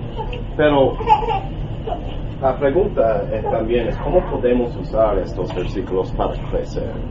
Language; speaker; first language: Spanish; non-native, learner; English